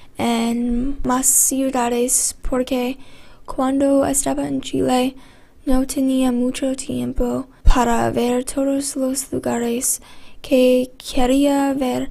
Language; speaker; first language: Spanish; non-native, learner; English